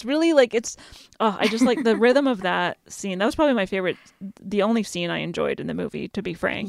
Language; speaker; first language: English; native; English